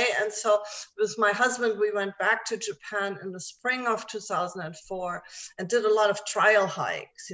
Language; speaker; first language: English; non-native, fluent; German